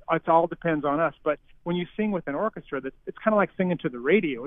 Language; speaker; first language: English; native; English